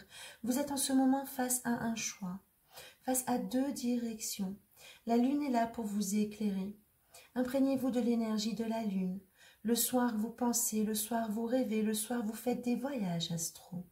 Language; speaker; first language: French; native; French